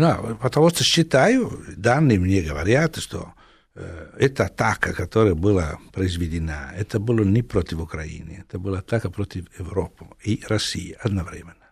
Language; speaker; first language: Russian; non-native, fluent; Italian